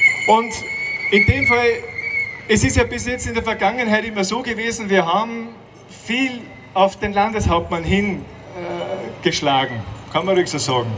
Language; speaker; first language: German; native; German